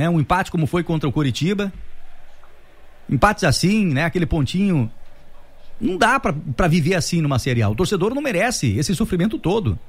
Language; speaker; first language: Portuguese; native; Portuguese